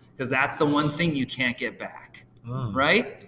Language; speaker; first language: English; native; English